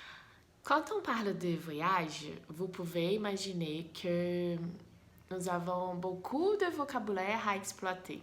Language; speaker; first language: French; non-native, fluent; Portuguese